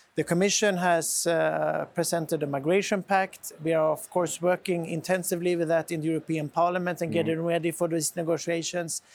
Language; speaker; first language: English; non-native, fluent; Swedish